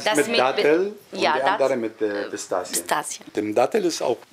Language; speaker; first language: German; non-native, learner; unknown